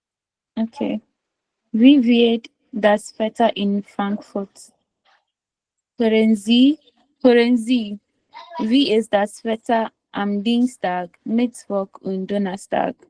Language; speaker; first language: German; non-native, learner; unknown